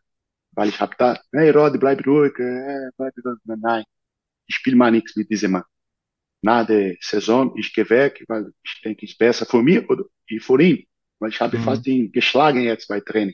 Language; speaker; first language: German; non-native, learner; Portuguese